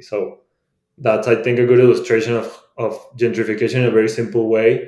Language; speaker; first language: English; non-native, fluent; Spanish